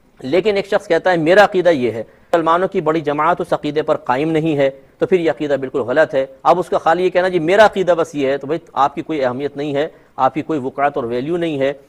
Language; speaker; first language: Urdu; native; Urdu